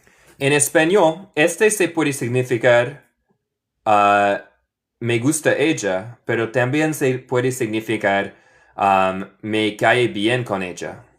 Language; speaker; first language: Spanish; non-native, fluent; English